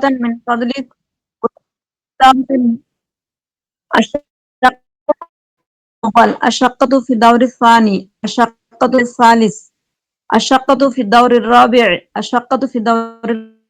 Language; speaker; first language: Arabic; non-native, learner; Bangla